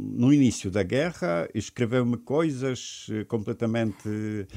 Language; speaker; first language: Portuguese; non-native, fluent; Ukrainian